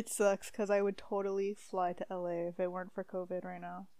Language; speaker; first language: English; native; English